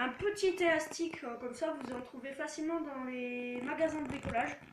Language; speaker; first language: French; native; French